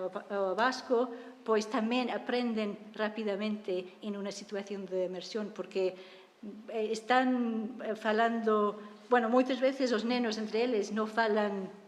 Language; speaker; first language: Galician; non-native, fluent; English